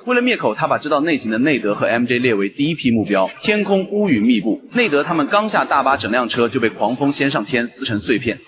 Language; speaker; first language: Chinese; native; Chinese